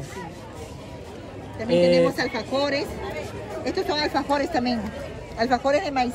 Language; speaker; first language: Spanish; native; Spanish